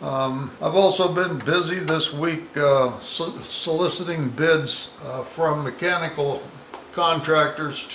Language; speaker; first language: English; native; English